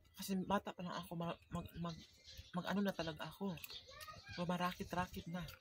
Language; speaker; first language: Filipino; non-native, local second language; Cebuano